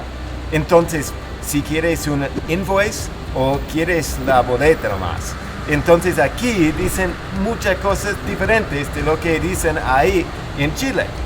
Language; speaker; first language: Spanish; non-native, fluent; English